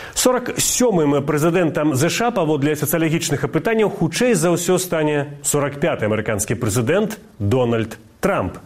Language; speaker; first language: Belarusian; native; Belarusian